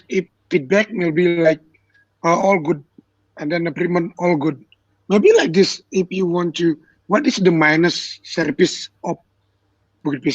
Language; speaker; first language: English; non-native, learner; Indonesian